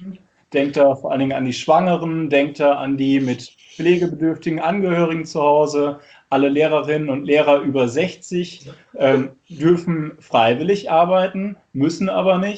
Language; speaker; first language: German; native; German